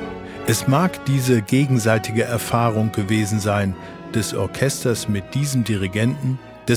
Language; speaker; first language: German; native; German